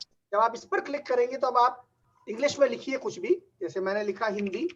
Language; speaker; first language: Hindi; native; Hindi